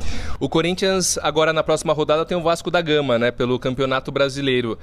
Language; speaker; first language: Portuguese; native; Portuguese